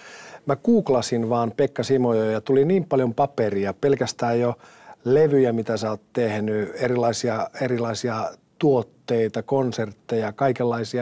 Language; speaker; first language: Finnish; native; Finnish